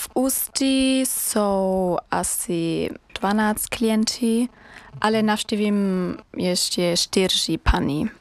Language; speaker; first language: Czech; non-native, learner; German